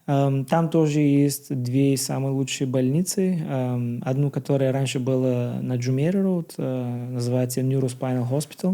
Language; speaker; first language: Russian; non-native, learner; Bulgarian